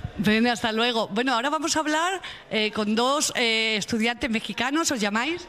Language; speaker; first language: Spanish; native; Spanish